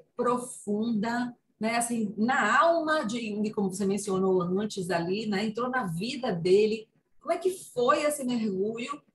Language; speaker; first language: Portuguese; native; Portuguese